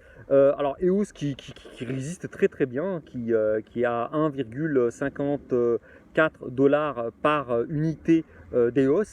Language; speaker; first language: French; native; French